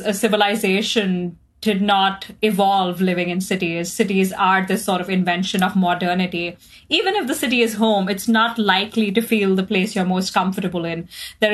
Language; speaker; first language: English; non-native, local second language; Hindi